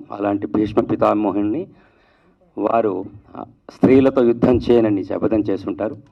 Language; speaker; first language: Telugu; native; Telugu